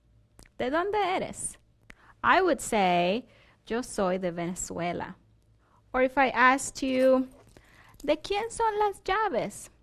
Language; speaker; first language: Spanish; non-native, fluent; English